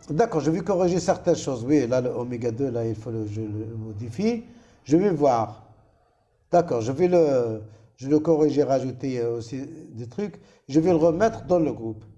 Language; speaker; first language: French; non-native, local second language; Arabic